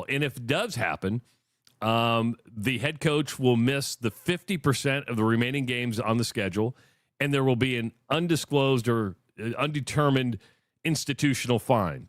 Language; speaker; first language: English; native; English